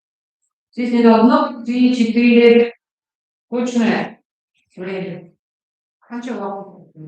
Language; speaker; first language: Russian; non-native, local second language; Kazakh